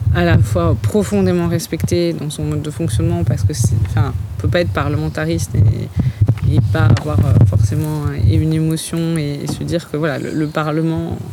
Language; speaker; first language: French; native; French